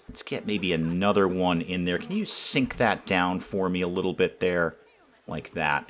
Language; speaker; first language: English; native; English